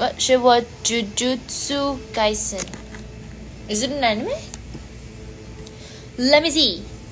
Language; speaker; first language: English; non-native, local second language; Hindi